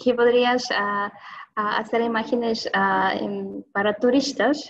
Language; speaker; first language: Spanish; non-native, fluent; Russian